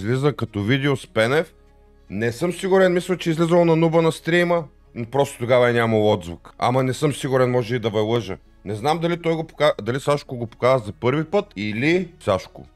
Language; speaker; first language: Bulgarian; native; Bulgarian